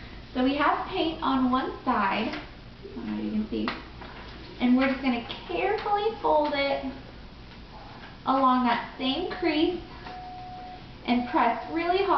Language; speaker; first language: English; native; English